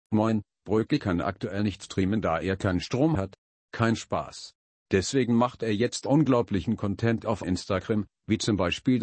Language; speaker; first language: German; native; German